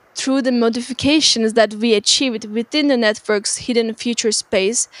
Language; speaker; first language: English; non-native, fluent; Turkish